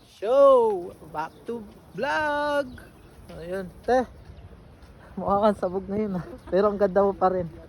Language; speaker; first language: Filipino; native; Filipino